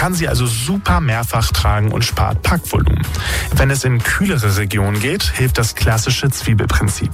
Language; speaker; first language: German; native; German